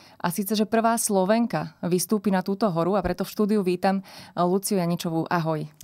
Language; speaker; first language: Slovak; native; Slovak